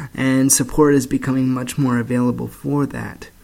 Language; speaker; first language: English; native; English